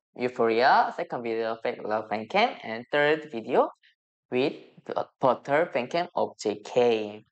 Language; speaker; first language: English; non-native, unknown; Korean